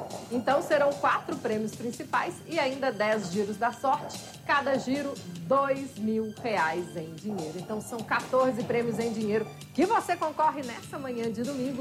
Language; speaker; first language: Portuguese; native; Portuguese